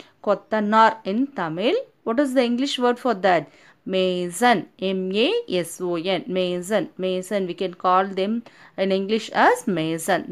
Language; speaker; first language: English; non-native, local second language; Tamil